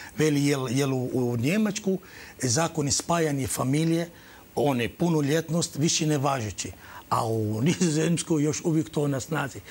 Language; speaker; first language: Croatian; non-native, fluent; Arabic